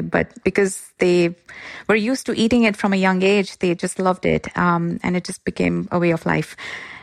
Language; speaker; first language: English; non-native, local second language; Gujarati